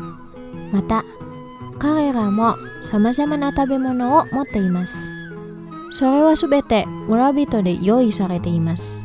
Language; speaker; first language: Japanese; non-native, fluent; Indonesian